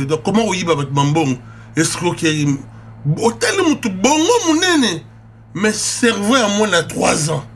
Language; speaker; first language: French; non-native, local second language; Lingala